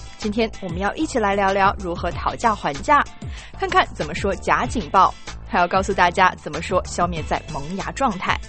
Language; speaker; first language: Chinese; native; Chinese